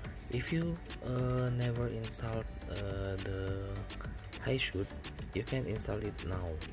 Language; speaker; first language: English; non-native, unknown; Indonesian